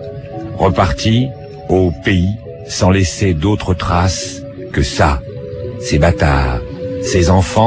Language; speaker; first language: French; native; French